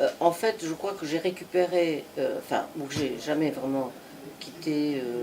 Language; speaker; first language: French; non-native, fluent; Italian